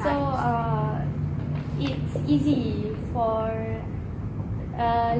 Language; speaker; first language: English; non-native, learner; Malay